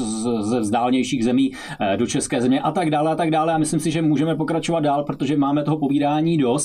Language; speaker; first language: Czech; native; Czech